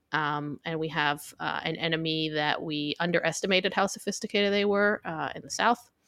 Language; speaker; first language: English; early bilingual, other home language; Hebrew